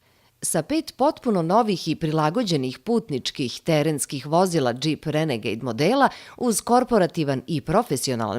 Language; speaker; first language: Serbian; native; Serbian